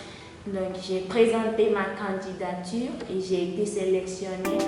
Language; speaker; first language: French; non-native, fluent; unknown